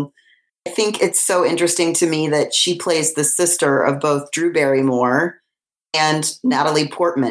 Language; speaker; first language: English; native; English